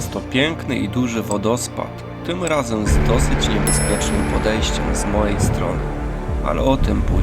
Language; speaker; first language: Polish; native; Polish